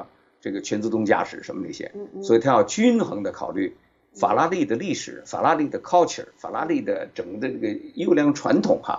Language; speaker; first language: Chinese; native; Chinese